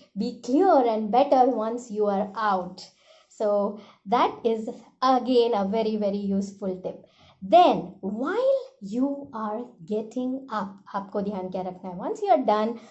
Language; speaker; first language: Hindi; non-native, local second language; Marathi